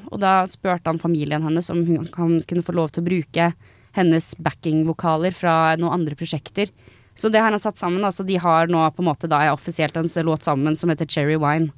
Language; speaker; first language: Norwegian; native; Norwegian